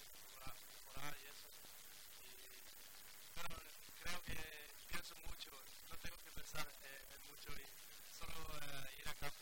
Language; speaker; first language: Spanish; non-native, learner; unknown